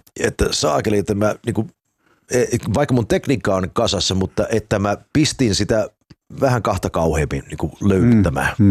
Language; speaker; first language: Finnish; early bilingual, heritage; Finnish